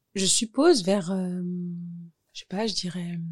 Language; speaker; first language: French; native; French